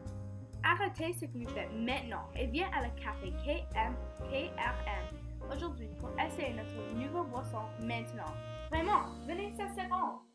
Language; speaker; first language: French; non-native, learner; English